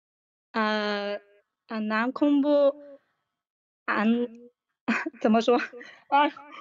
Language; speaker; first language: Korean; non-native, learner; Chinese